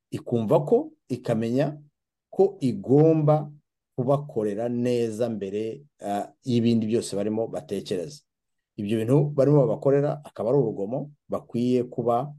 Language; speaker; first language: Kinyarwanda; native; Kinyarwanda